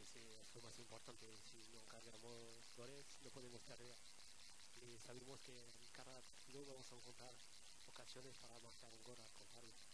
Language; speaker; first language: Spanish; non-native, fluent; French